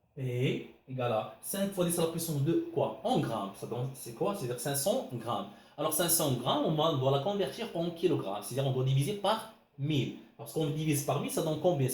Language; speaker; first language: French; non-native, local second language; Arabic